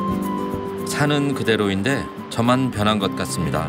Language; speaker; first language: Korean; native; Korean